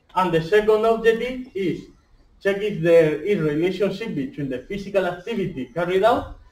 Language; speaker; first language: English; non-native, learner; Spanish